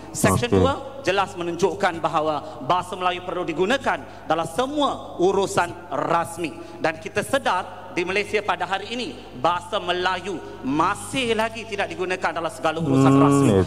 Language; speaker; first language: Malay; non-native, local second language; Tamil